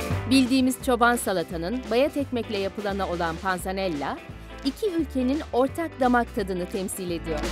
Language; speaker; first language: Turkish; native; Turkish